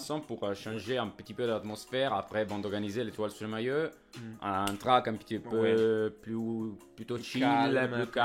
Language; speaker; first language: French; non-native, fluent; Italian